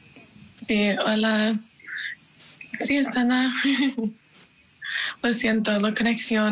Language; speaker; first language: Spanish; non-native, learner; English